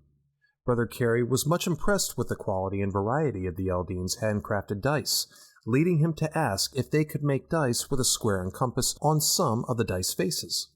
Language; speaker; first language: English; native; English